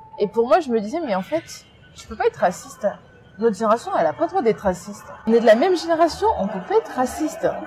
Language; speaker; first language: French; early bilingual, other home language; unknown